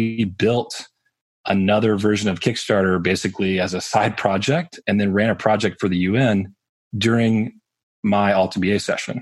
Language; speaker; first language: English; native; English